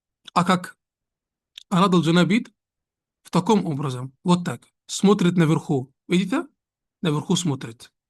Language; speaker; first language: Russian; non-native, fluent; Arabic